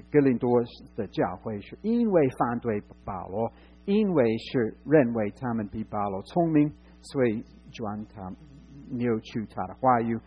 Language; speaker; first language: Chinese; non-native, fluent; English